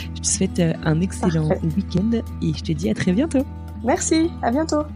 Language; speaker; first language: French; native; French